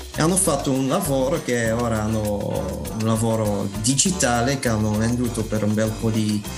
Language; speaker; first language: Italian; non-native, fluent; Dutch